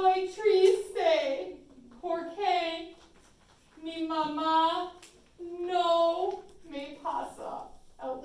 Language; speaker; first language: Spanish; non-native, fluent; English